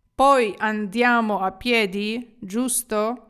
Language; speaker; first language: Italian; non-native, fluent; Ukrainian